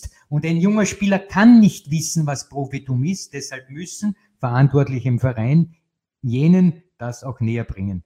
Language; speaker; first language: German; native; German